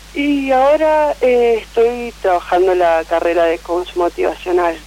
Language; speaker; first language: Spanish; native; Spanish